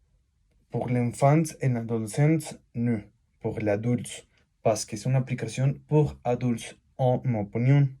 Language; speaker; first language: French; non-native, learner; Spanish